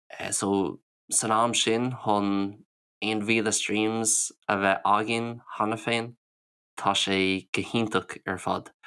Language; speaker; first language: Irish; non-native, local second language; English